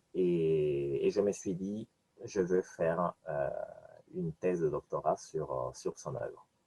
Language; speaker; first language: French; non-native, fluent; Spanish